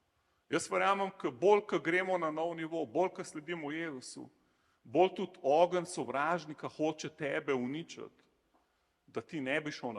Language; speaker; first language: Slovenian; native; Slovenian